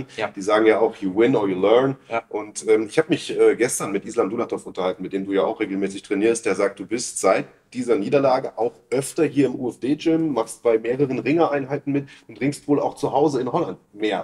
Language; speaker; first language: German; native; German